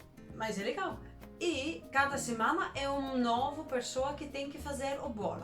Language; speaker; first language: Portuguese; non-native, learner; Danish